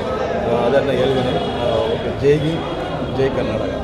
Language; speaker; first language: Kannada; non-native, learner; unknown